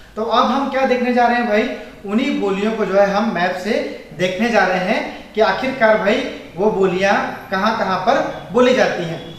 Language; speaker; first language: Hindi; native; Hindi